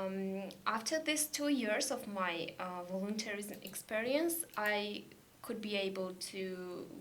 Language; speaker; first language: English; non-native, learner; Georgian